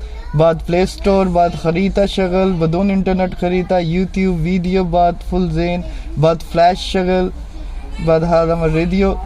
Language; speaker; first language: Arabic; non-native, learner; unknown